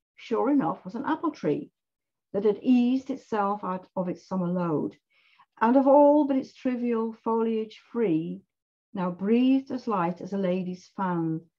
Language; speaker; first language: English; native; English